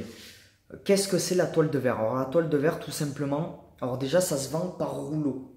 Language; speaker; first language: French; native; French